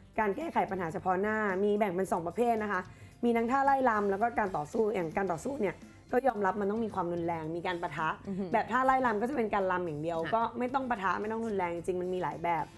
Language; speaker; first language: Thai; native; Thai